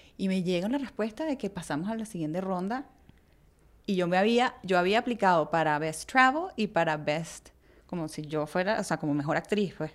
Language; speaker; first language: Spanish; native; Spanish